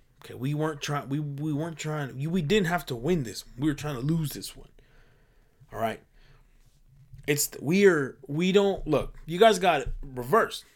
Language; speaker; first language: English; early bilingual, other home language; Spanish